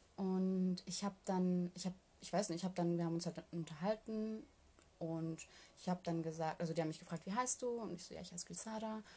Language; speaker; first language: German; early bilingual, other home language; Turkish